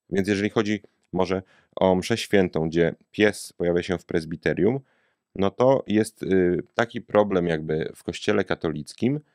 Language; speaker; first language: Polish; native; Polish